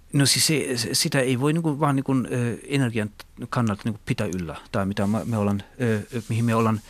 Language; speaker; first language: Finnish; non-native, local second language; Swedish